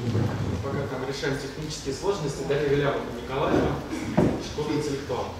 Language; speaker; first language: Russian; native; Russian